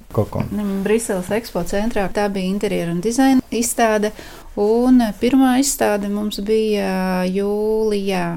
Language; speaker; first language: Latvian; native; Latvian